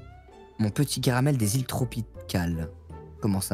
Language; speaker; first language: French; native; French